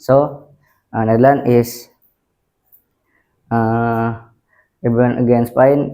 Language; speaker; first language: English; non-native, learner; Indonesian